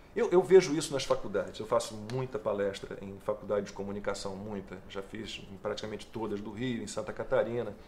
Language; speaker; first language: Portuguese; native; Portuguese